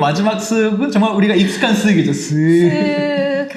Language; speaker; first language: Korean; native; Korean